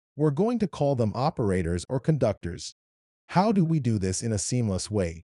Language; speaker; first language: English; non-native, fluent; Arabic